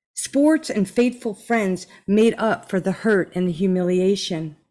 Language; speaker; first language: English; native; English